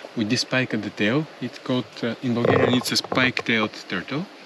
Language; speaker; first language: English; non-native, fluent; Bulgarian